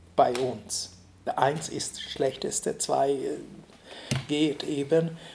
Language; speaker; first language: German; non-native, fluent; Hungarian